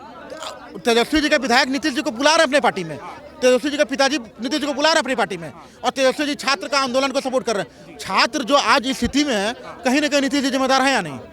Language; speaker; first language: Hindi; native; Hindi